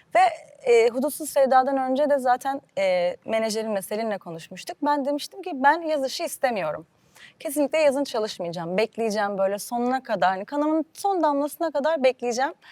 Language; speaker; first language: Turkish; early bilingual, heritage; Turkish